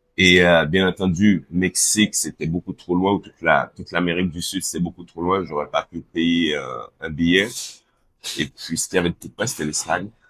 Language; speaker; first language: French; early bilingual, other home language; Haitian Creole